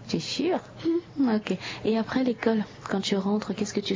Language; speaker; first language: French; non-native, local second language; Sango